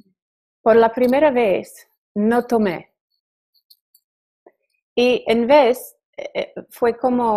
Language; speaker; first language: Spanish; non-native, learner; English